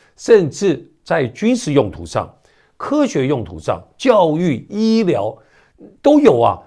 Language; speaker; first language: Chinese; native; Chinese